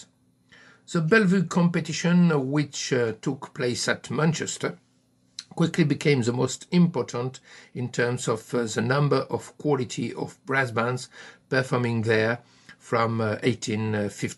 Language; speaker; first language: English; non-native, fluent; French